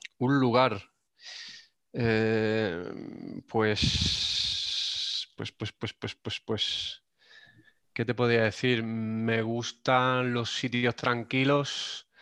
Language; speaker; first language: Spanish; native; Spanish